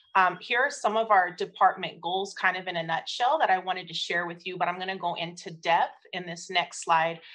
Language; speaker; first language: English; native; English